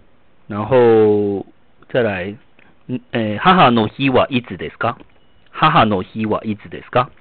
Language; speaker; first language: Japanese; non-native, fluent; Chinese